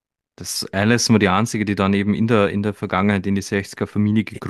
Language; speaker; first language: German; native; German